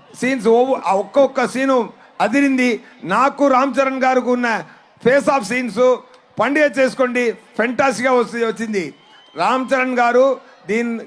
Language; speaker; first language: Telugu; non-native, learner; Tamil